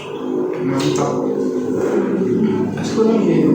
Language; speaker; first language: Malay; non-native, local second language; Javanese